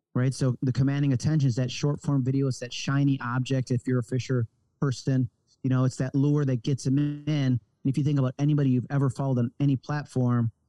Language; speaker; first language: English; native; English